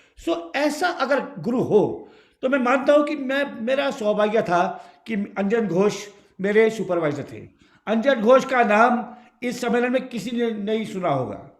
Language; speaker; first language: Hindi; non-native, local second language; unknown